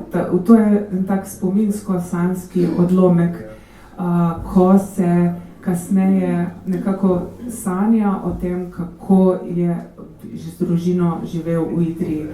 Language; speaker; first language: Slovenian; native; Slovenian